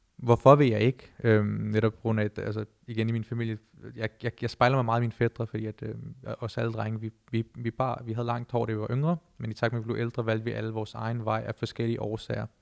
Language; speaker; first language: Danish; early bilingual, other home language; Punjabi